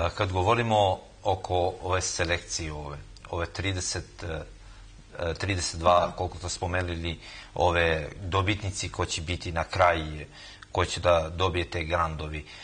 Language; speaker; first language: Serbian; non-native, local second language; Albanian